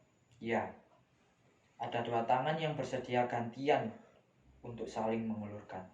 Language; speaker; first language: Indonesian; native; Indonesian